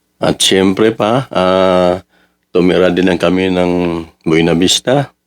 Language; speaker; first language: Filipino; non-native, local second language; Cebuano